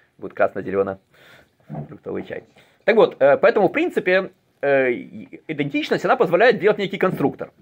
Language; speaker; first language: Russian; native; Russian